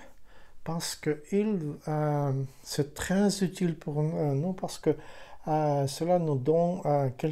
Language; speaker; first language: French; non-native, fluent; Ukrainian